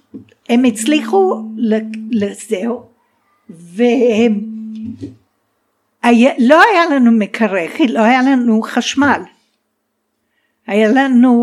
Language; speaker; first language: Hebrew; non-native, fluent; English